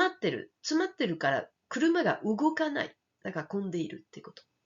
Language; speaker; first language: Japanese; non-native, fluent; French